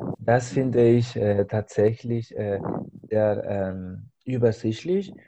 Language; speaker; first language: German; non-native, fluent; Spanish